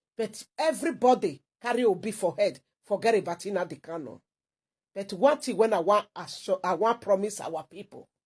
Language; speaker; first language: Nigerian Pidgin; non-native, local second language; Igbo